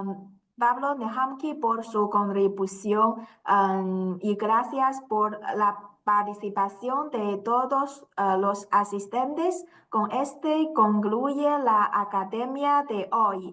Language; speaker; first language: Spanish; non-native, fluent; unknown